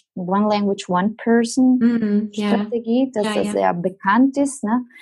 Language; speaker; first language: German; non-native, fluent; Spanish